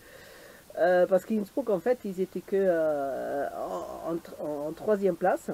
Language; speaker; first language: French; native; French